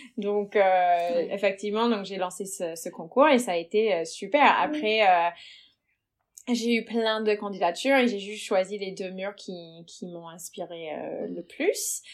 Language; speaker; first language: French; non-native, fluent; English